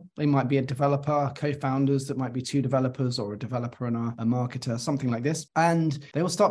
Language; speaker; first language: English; native; English